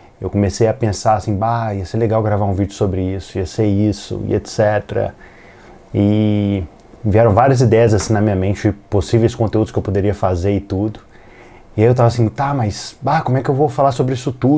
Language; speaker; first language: Portuguese; native; Portuguese